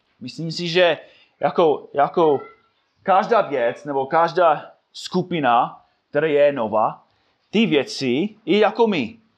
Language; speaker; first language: Czech; non-native, fluent; English